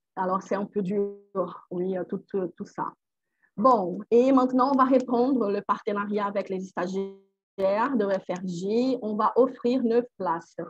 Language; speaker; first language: French; non-native, fluent; Portuguese